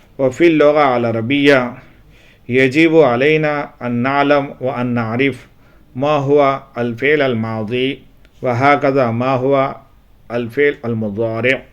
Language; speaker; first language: Arabic; non-native, fluent; Urdu